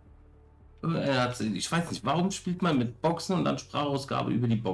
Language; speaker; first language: German; native; German